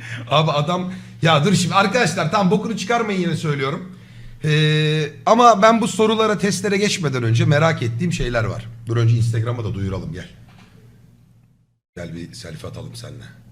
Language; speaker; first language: Turkish; native; Turkish